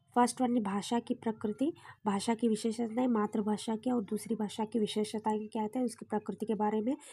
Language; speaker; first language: Hindi; non-native, local second language; Kannada